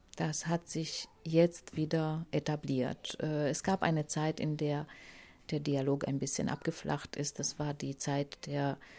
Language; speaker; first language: German; non-native, fluent; Hungarian